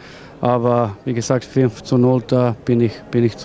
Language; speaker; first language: German; non-native, fluent; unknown